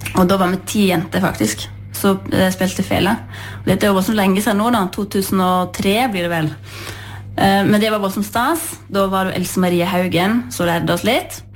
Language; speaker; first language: Norwegian; native; Norwegian